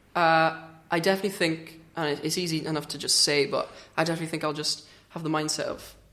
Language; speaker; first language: English; native; English